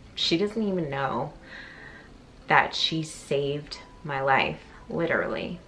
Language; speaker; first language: English; native; English